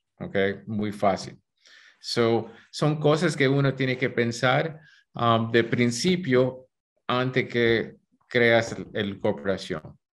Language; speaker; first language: Spanish; early bilingual, heritage; Spanish